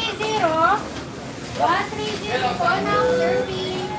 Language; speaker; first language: Filipino; native; Filipino